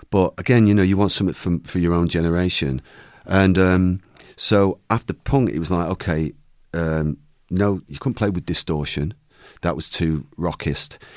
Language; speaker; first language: English; native; English